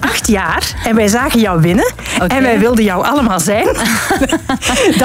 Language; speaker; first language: Dutch; native; Dutch